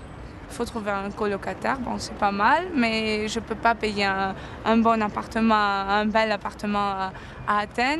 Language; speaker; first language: French; non-native, fluent; Greek